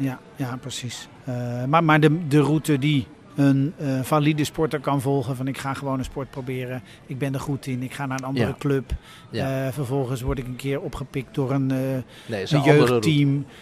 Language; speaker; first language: Dutch; native; Dutch